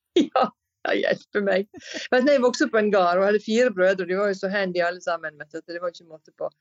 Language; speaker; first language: Norwegian; native; Norwegian